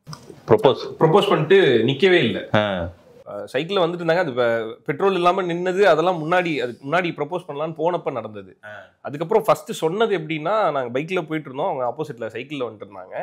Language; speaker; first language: Tamil; native; Tamil